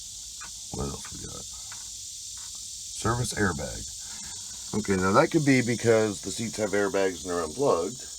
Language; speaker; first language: English; native; English